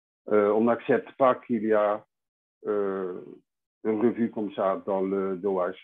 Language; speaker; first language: French; non-native, fluent; Dutch